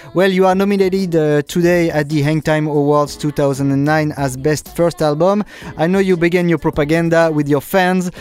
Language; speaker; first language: English; non-native, fluent; French